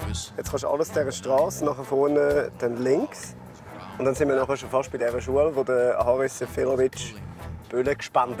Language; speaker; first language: German; native; German